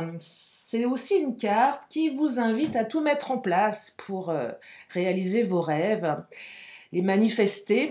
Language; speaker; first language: French; native; French